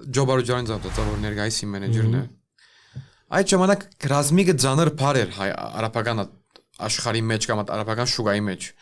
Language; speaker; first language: Armenian; early bilingual, heritage; Armenian